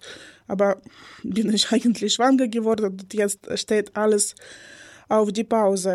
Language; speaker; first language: German; non-native, learner; Ukrainian